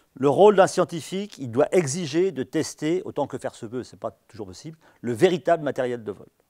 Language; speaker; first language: French; native; French